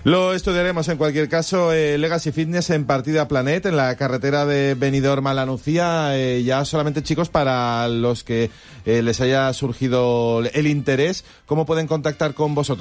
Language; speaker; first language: Spanish; native; Spanish